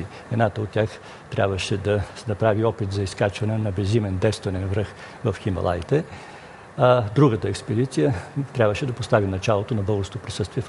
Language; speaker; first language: Bulgarian; native; Bulgarian